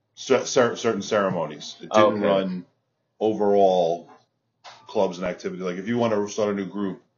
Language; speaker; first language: English; native; English